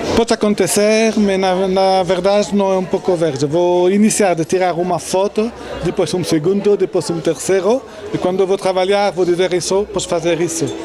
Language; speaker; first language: Portuguese; non-native, fluent; French